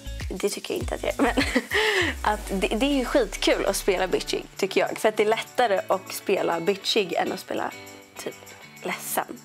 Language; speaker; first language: Swedish; native; Swedish